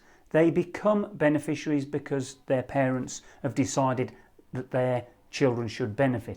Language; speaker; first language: English; native; English